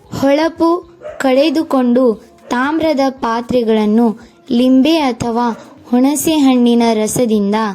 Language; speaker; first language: Kannada; native; Kannada